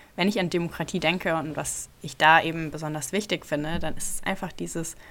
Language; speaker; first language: German; native; German